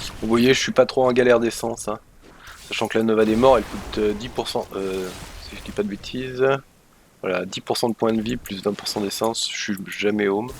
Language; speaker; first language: French; native; French